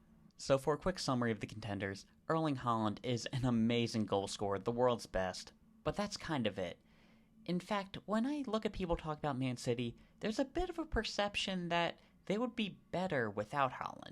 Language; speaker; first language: English; native; English